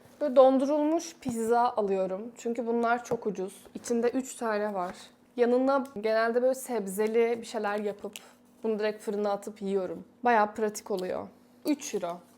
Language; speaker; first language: Turkish; native; Turkish